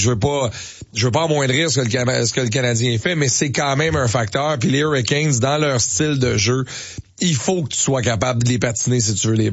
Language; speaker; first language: French; native; French